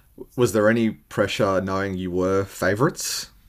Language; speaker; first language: English; native; English